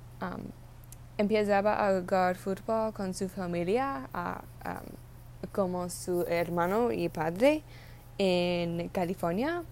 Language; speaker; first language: Spanish; non-native, learner; English